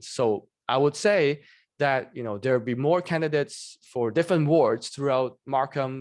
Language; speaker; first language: English; non-native, local second language; Cantonese